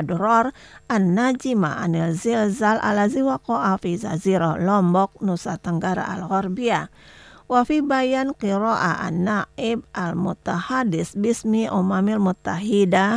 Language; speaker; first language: Arabic; non-native, learner; Indonesian